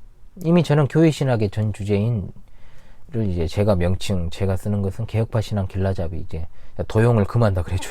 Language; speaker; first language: Korean; native; Korean